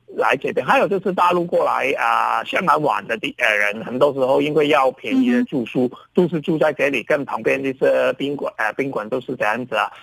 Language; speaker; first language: Chinese; non-native, local second language; Cantonese